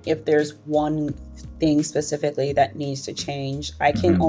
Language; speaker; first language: English; native; English